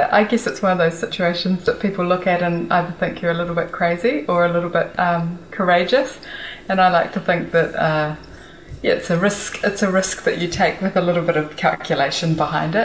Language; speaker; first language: English; native; English